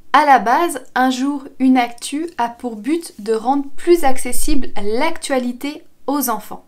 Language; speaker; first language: French; native; French